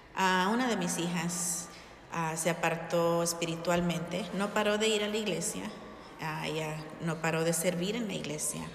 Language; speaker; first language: Spanish; early bilingual, heritage; Spanish